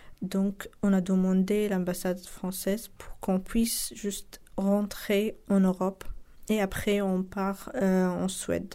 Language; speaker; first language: French; non-native, local second language; Arabic